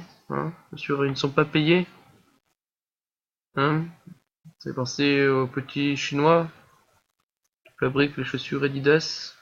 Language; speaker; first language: French; native; French